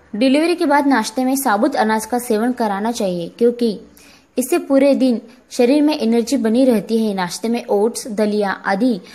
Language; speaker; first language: Hindi; non-native, local second language; Marathi